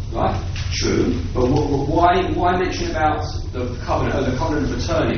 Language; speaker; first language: English; native; English